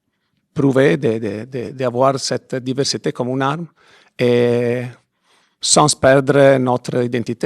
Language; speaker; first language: French; non-native, fluent; Italian